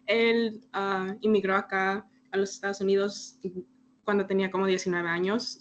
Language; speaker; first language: Spanish; early bilingual, heritage; Spanish